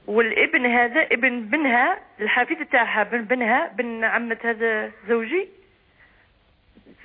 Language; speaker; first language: Arabic; native; Arabic